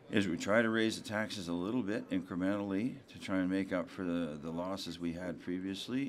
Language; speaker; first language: English; native; English